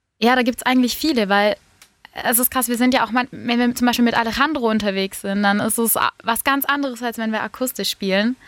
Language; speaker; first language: German; native; German